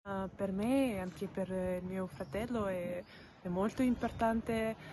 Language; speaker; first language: Italian; non-native, learner; Russian